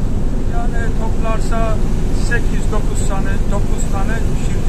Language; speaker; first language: Turkish; non-native, learner; Georgian